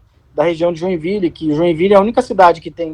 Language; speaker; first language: Portuguese; native; Portuguese